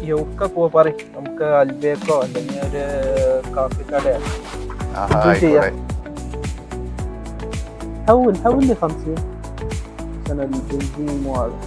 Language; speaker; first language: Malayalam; early bilingual, heritage; Arabic